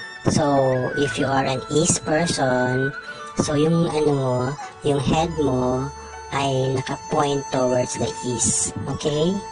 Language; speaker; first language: English; non-native, local second language; Filipino